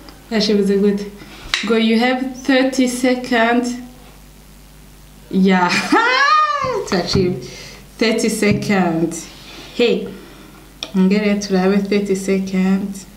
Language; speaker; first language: English; non-native, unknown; Rundi